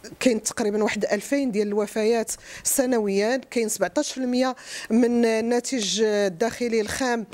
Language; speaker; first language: Arabic; native; Arabic